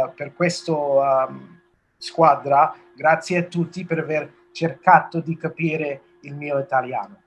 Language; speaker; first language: Italian; non-native, learner; English